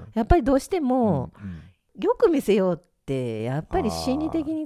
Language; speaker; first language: Japanese; native; Japanese